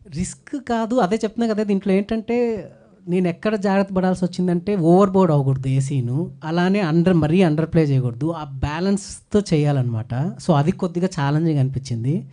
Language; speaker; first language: Telugu; native; Telugu